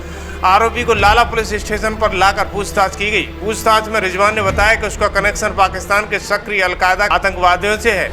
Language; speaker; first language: Hindi; native; Hindi